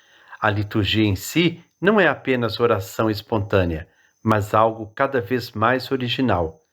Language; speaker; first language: Portuguese; native; Portuguese